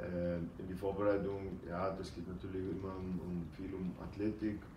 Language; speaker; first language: German; non-native, fluent; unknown